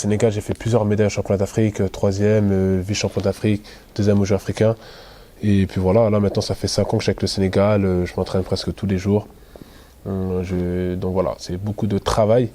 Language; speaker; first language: French; native; French